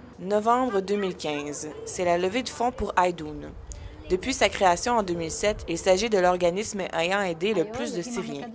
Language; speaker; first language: French; native; French